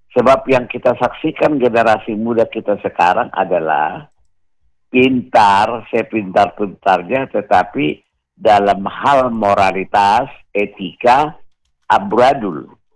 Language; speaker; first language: Indonesian; non-native, local second language; Batak Toba